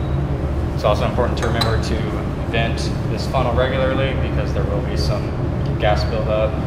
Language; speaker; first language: English; native; English